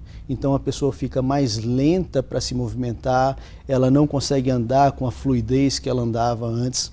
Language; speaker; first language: Portuguese; native; Portuguese